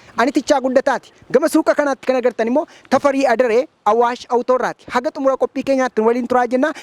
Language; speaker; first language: Oromo; native; Oromo